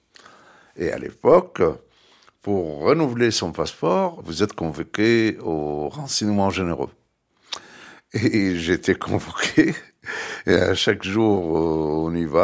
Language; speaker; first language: French; non-native, fluent; Arabic